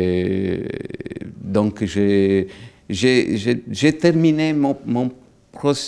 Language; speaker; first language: French; non-native, fluent; Italian